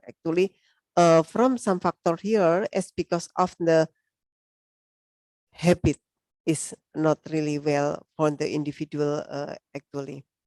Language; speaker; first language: English; non-native, learner; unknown